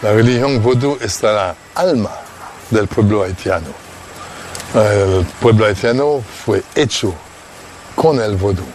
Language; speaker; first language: Spanish; non-native, fluent; Haitian Creole